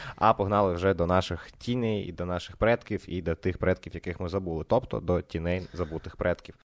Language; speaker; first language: Ukrainian; non-native, local second language; Russian